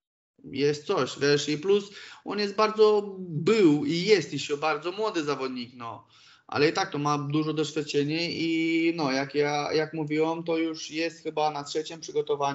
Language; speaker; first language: Polish; non-native, fluent; Romanian